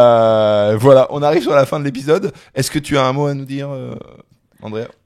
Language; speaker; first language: French; native; French